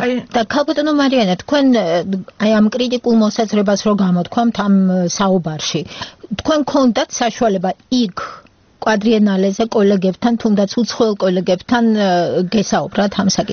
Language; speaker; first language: Georgian; native; Georgian